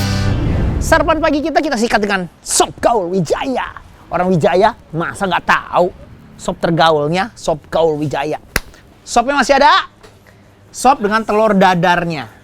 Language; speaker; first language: Indonesian; native; Indonesian